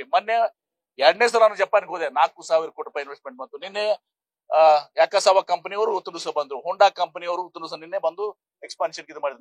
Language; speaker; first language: Kannada; native; Kannada